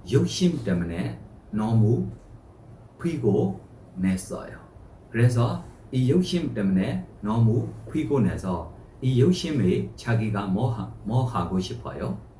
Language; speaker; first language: Korean; non-native, fluent; Burmese